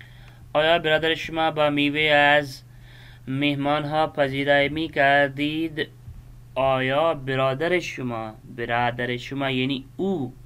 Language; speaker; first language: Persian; non-native, fluent; Urdu